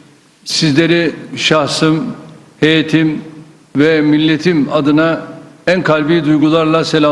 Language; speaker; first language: Turkish; native; Turkish